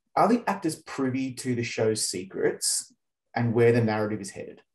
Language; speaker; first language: English; native; English